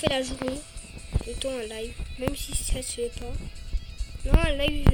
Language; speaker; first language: French; native; French